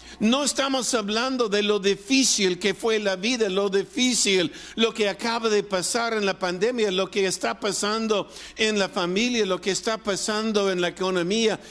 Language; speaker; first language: Spanish; non-native, fluent; English